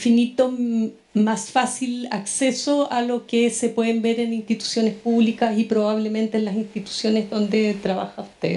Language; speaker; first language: Spanish; native; Spanish